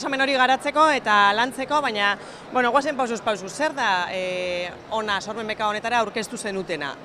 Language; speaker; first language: Basque; native; Basque